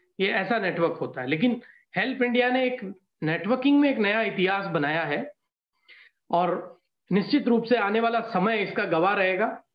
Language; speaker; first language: Hindi; native; Hindi